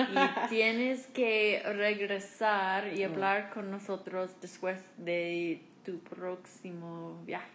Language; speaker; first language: Spanish; non-native, fluent; English